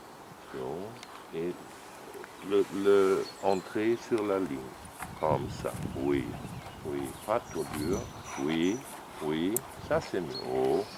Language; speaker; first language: French; non-native, learner; German